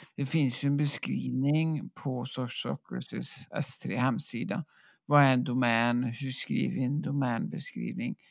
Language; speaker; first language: Swedish; native; Swedish